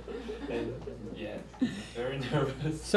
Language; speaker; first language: English; non-native, learner; Chinese